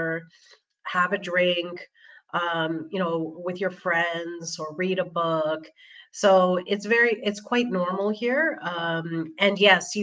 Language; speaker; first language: English; native; English